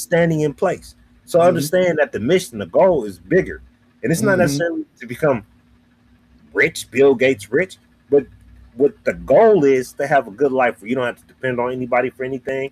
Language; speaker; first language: English; native; English